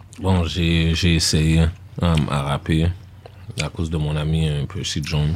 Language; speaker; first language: French; native; French